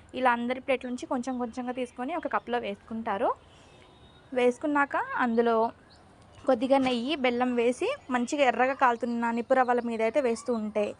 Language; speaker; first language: Telugu; non-native, local second language; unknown